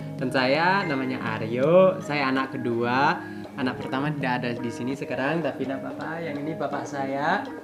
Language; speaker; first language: Indonesian; early bilingual, heritage; Indonesian